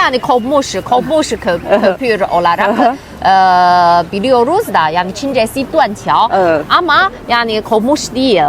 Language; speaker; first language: Turkish; non-native, fluent; Chinese